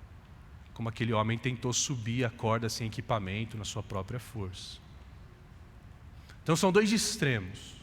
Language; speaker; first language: Portuguese; native; Portuguese